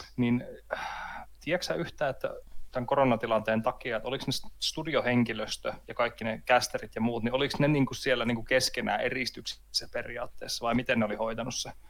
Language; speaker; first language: Finnish; native; Finnish